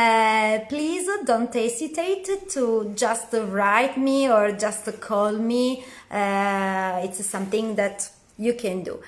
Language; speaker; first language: English; non-native, fluent; Italian